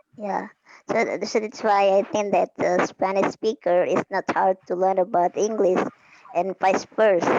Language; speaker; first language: English; non-native, fluent; Indonesian